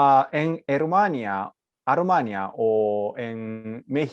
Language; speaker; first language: Spanish; non-native, learner; Japanese